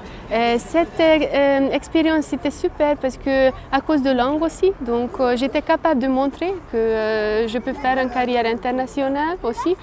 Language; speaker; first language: French; non-native, fluent; Hungarian